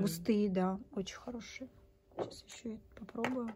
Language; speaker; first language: Russian; native; Russian